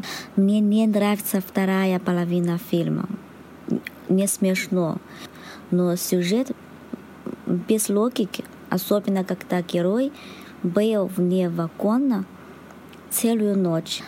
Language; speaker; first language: Russian; non-native, learner; Chinese